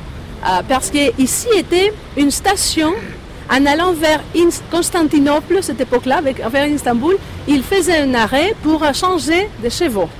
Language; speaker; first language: French; non-native, fluent; Greek